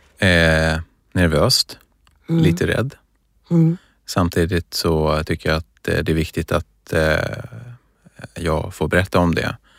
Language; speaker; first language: Swedish; early bilingual, other home language; Persian